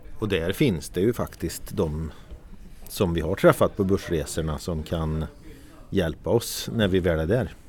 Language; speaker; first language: Swedish; native; Swedish